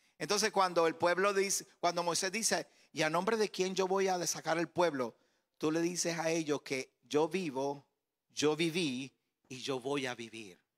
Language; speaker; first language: Spanish; native; Spanish